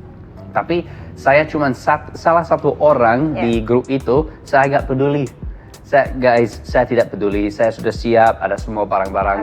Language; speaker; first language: Indonesian; non-native, learner; English